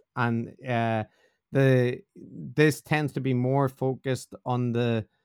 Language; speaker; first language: English; native; English